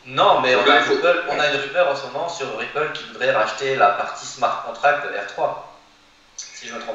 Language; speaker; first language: French; native; French